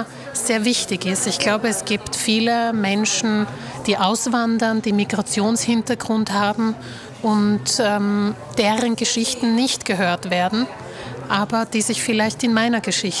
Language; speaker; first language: German; early bilingual, other home language; Slovak